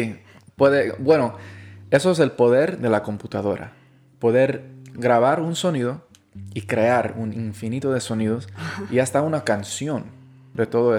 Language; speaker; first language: Spanish; early bilingual, heritage; Spanish